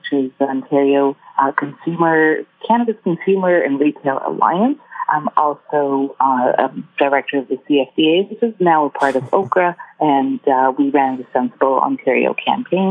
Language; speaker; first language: English; early bilingual, other home language; Hebrew